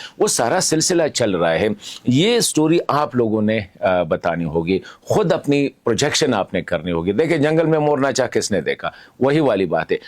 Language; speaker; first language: Urdu; non-native, local second language; Pashto